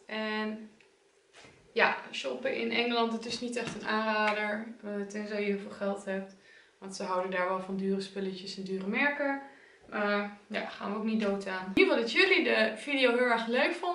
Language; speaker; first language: Dutch; native; Dutch